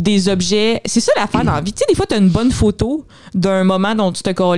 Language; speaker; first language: French; native; French